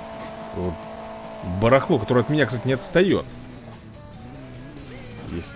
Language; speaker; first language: Russian; native; Russian